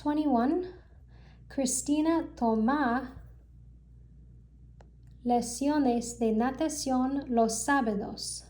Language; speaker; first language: Spanish; non-native, learner; English